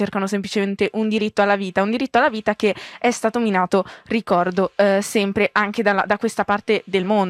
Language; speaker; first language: Italian; native; Italian